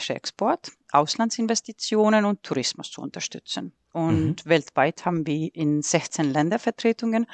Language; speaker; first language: German; non-native, fluent; Estonian